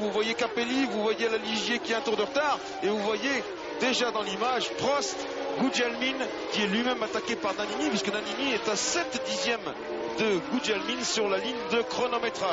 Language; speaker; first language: French; native; French